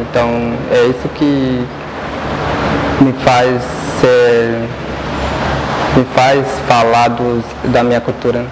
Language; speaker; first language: Portuguese; non-native, local second language; Guarani